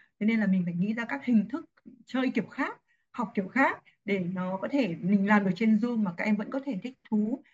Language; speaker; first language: Vietnamese; native; Vietnamese